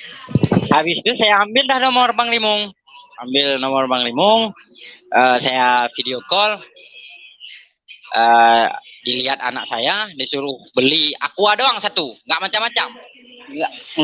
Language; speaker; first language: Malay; non-native, local second language; Achinese